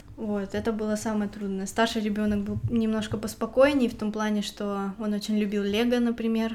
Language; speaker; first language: Russian; native; Russian